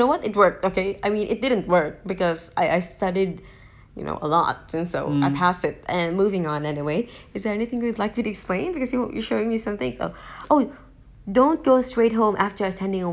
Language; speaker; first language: English; non-native, local second language; Cebuano